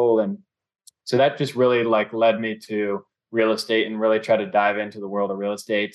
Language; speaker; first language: English; native; English